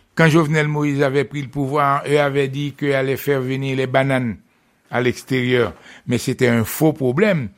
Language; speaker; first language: French; non-native, local second language; Haitian Creole